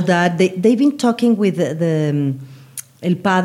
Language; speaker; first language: English; non-native, learner; Spanish